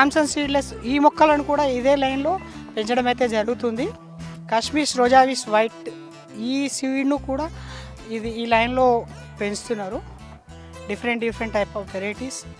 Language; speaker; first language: Telugu; native; Telugu